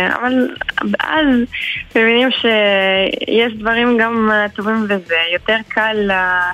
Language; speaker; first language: Hebrew; early bilingual, heritage; Hebrew